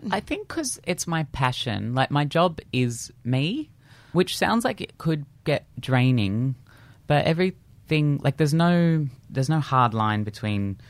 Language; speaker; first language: English; native; English